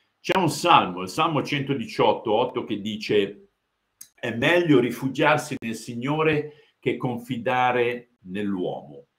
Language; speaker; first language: Italian; early bilingual, heritage; Italian